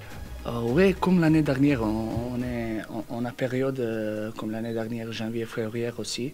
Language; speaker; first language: French; non-native, learner; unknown